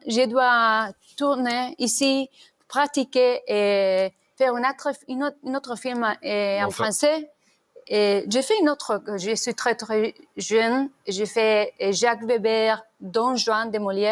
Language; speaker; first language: French; non-native, learner; Spanish